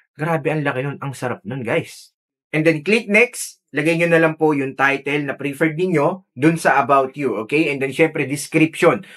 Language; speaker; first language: Filipino; native; Filipino